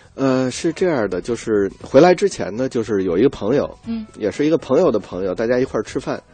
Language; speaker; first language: Chinese; native; Chinese